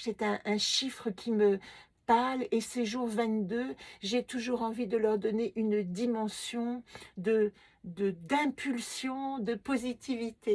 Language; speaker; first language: French; native; French